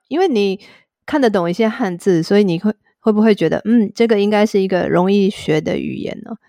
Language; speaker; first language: Chinese; native; Chinese